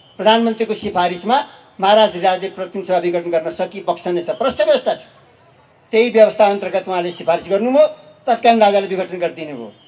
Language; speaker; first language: Nepali; native; Nepali